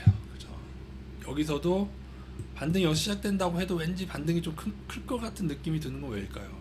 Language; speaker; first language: Korean; native; Korean